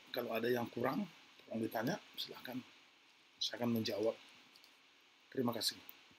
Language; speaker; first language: Indonesian; native; Indonesian